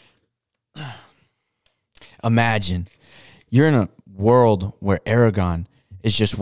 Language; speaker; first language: English; native; English